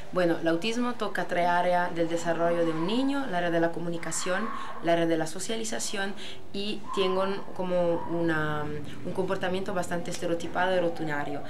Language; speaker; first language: Spanish; non-native, fluent; French